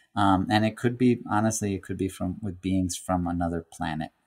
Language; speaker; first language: English; native; English